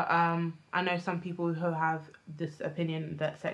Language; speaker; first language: English; native; English